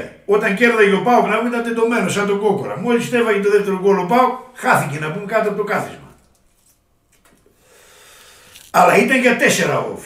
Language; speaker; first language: Greek; native; Greek